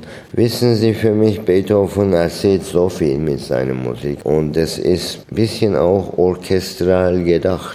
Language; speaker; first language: German; non-native, fluent; Turkish